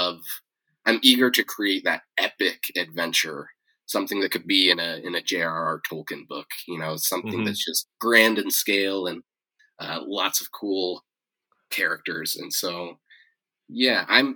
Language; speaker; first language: English; native; English